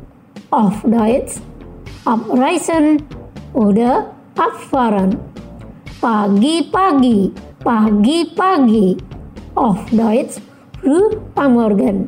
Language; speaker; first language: German; non-native, fluent; Indonesian